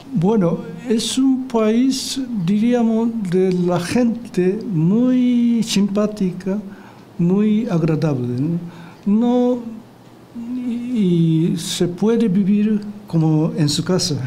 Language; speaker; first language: Spanish; non-native, fluent; Japanese